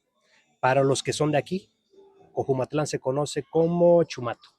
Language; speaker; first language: Spanish; native; Spanish